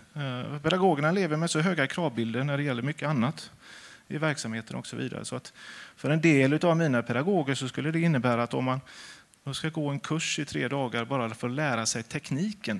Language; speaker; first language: Swedish; native; Swedish